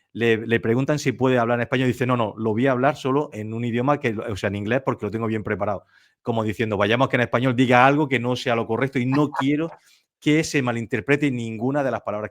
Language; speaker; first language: Spanish; native; Spanish